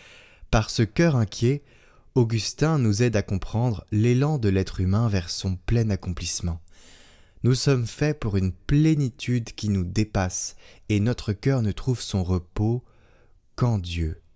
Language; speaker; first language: French; native; French